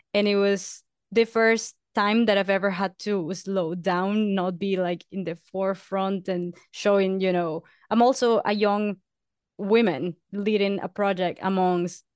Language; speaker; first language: English; non-native, fluent; Spanish